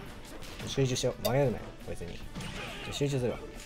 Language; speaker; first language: Japanese; native; Japanese